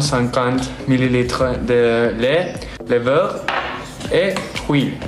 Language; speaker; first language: French; non-native, learner; Spanish